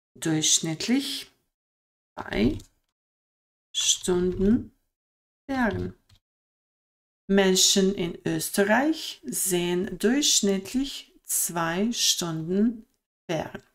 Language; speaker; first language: German; non-native, fluent; Bosnian